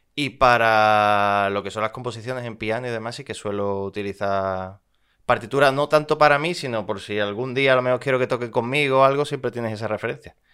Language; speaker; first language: Spanish; native; Spanish